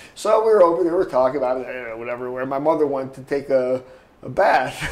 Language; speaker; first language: English; native; English